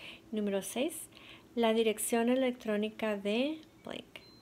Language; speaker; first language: Spanish; non-native, fluent; English